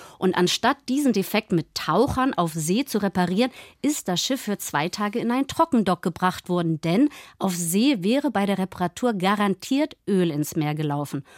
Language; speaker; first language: German; native; German